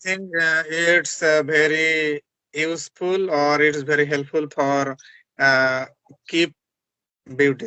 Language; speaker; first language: English; non-native, learner; Bangla